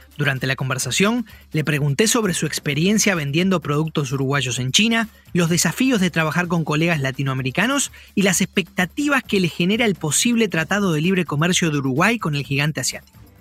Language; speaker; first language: Spanish; native; Spanish